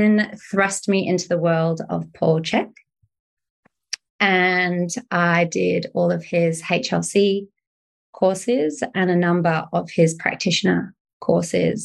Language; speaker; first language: English; native; English